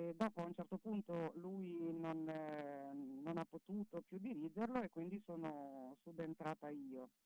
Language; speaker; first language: Italian; native; Italian